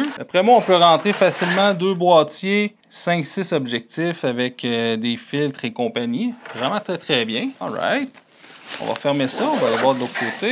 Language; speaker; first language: French; native; French